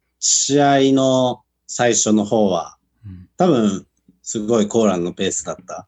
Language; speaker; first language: Japanese; native; Japanese